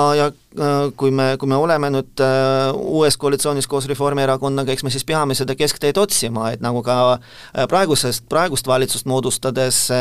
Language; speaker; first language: Estonian; non-native, local second language; Russian